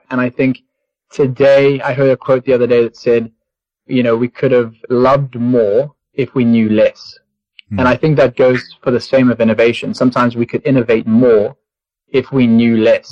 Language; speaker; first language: English; native; English